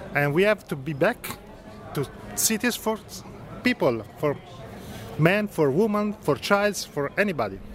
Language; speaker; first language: English; non-native, learner; Italian